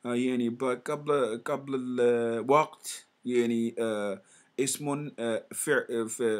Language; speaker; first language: Arabic; non-native, learner; English